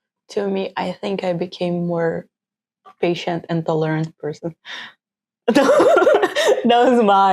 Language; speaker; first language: English; non-native, fluent; Portuguese